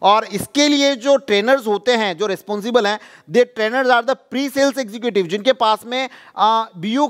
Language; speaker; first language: Hindi; non-native, local second language; Gujarati